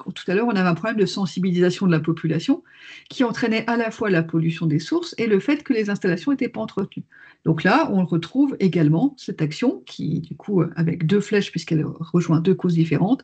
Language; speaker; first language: French; native; French